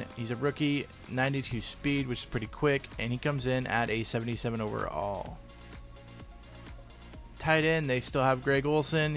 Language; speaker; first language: English; native; English